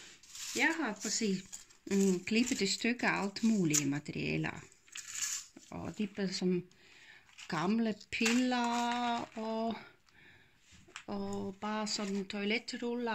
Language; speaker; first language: Danish; non-native, fluent; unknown